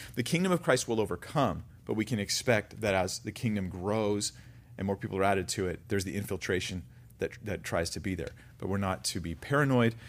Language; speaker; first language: English; native; English